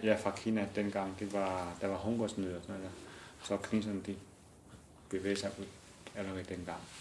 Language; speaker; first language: Danish; non-native, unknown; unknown